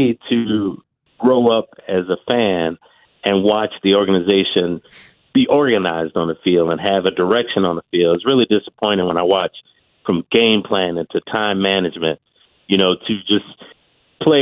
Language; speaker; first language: English; native; English